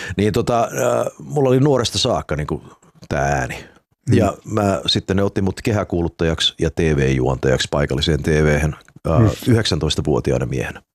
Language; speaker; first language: Finnish; early bilingual, heritage; Finnish